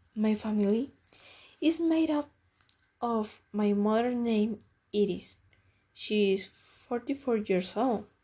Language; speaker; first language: English; non-native, learner; Spanish